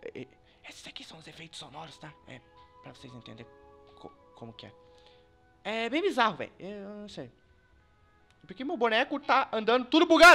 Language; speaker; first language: Portuguese; native; Portuguese